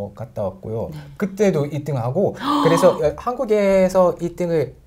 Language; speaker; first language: Korean; non-native, learner; Russian